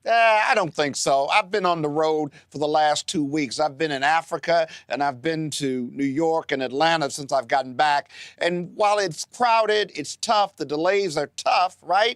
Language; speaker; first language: English; native; English